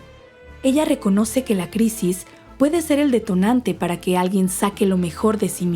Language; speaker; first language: Spanish; native; Spanish